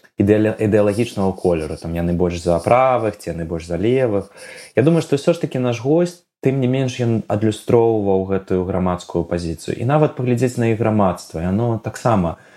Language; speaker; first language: Belarusian; non-native, local second language; Russian